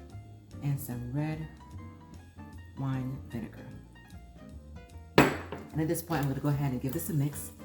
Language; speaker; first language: English; native; English